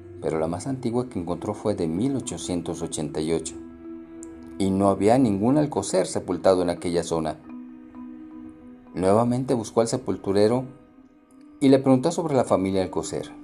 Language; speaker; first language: Spanish; native; Spanish